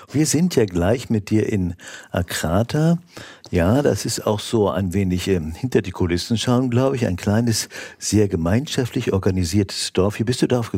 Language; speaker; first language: German; native; German